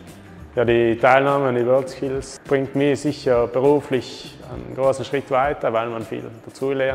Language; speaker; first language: German; native; German